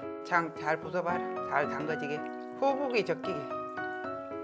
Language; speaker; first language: Korean; native; Korean